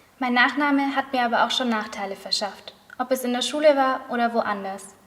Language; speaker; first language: German; native; German